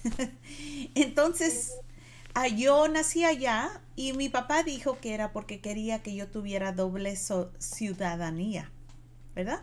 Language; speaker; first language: Spanish; native; Spanish